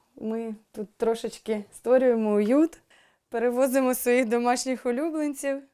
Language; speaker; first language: Ukrainian; non-native, local second language; Russian